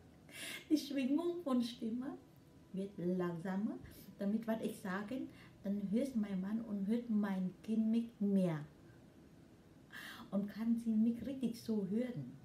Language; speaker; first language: German; non-native, learner; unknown